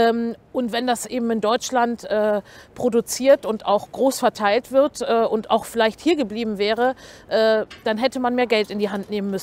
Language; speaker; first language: German; native; German